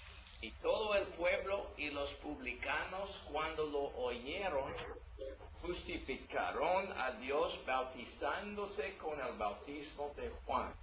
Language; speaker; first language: Spanish; non-native, learner; English